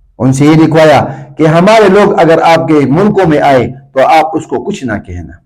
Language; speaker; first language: Urdu; non-native, local second language; Pashto